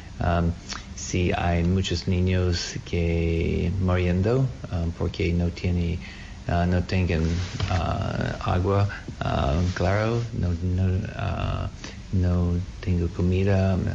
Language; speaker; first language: Spanish; non-native, learner; English